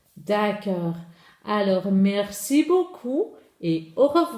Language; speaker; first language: French; non-native, local second language; Dutch